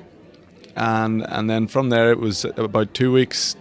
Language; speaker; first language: English; native; English